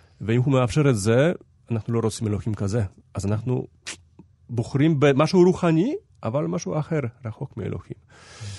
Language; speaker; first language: Hebrew; non-native, fluent; Polish